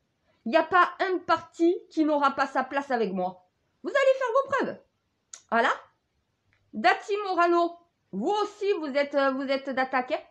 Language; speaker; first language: French; native; French